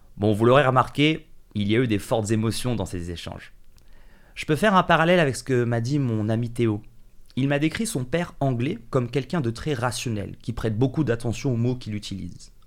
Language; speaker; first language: French; early bilingual, other home language; English